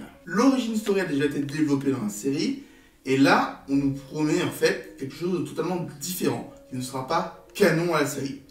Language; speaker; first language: French; native; French